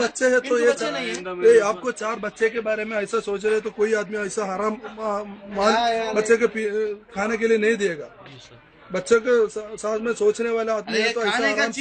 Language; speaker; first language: Hindi; non-native, local second language; Malayalam